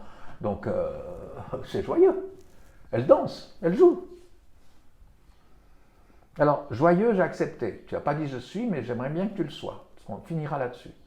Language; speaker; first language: French; native; French